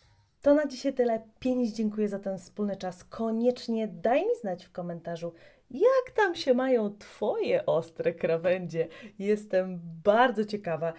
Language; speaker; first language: Polish; native; Polish